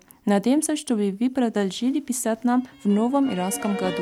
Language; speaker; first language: Russian; non-native, fluent; Persian